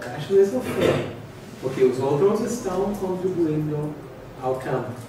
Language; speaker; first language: Portuguese; non-native, fluent; English